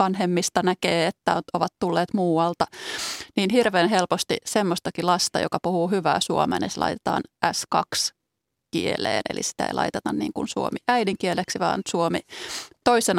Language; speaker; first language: Finnish; native; Finnish